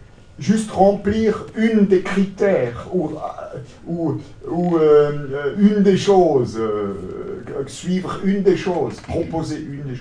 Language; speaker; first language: French; non-native, local second language; German